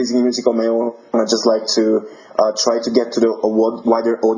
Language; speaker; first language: English; non-native, fluent; Italian